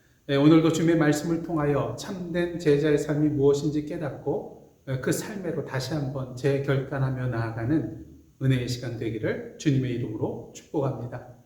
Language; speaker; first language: Korean; native; Korean